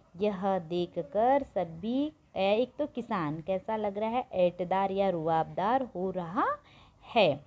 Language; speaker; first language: Hindi; non-native, local second language; Marathi